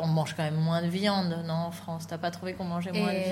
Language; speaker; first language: French; native; French